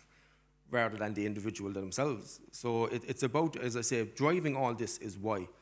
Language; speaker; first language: English; native; English